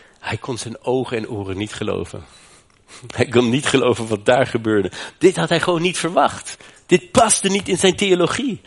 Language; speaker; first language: Dutch; non-native, fluent; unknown